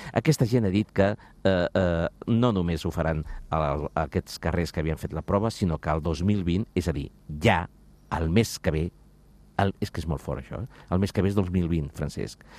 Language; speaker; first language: Catalan; native; Catalan